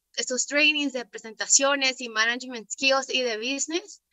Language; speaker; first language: Spanish; native; Spanish